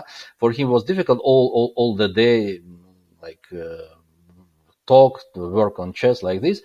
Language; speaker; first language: English; non-native, fluent; Azerbaijani